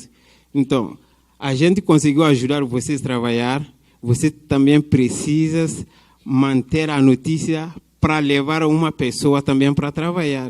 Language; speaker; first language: Portuguese; non-native, fluent; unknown